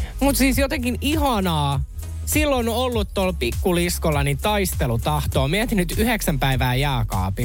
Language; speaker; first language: Finnish; native; Finnish